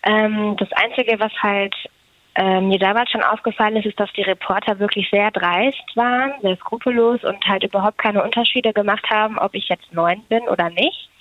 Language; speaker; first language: German; native; German